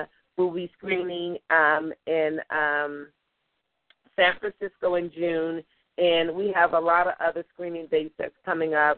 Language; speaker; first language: English; native; English